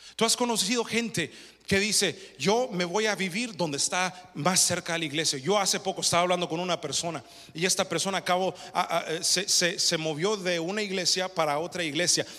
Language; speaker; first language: Spanish; early bilingual, heritage; Spanish